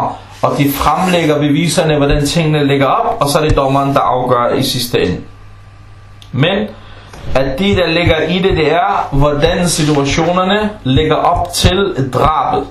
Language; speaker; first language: Danish; early bilingual, other home language; Arabic